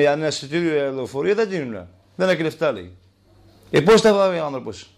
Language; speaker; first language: Greek; non-native, learner; Kurdish